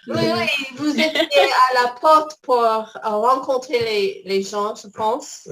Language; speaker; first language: French; non-native, fluent; English